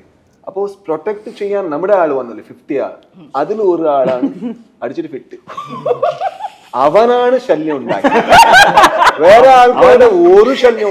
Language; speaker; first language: Malayalam; non-native, learner; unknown